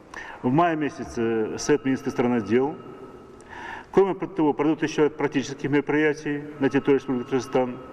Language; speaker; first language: Russian; native; Russian